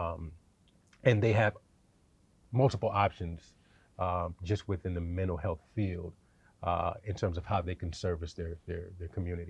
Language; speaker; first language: English; native; English